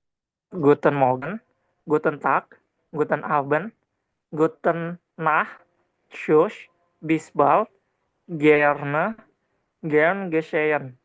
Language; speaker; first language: German; non-native, learner; Indonesian